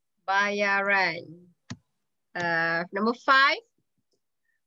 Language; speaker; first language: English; non-native, local second language; Malay